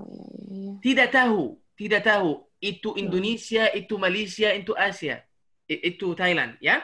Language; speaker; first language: Indonesian; non-native, learner; Arabic